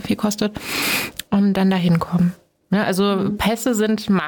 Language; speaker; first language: German; native; German